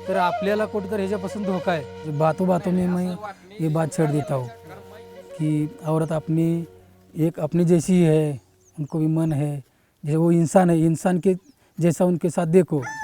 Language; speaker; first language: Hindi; non-native, local second language; Marathi